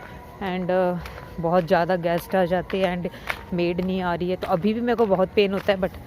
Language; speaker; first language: Hindi; native; Hindi